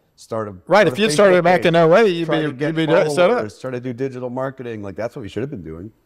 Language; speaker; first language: English; native; English